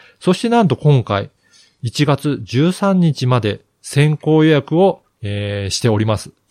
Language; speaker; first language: Japanese; native; Japanese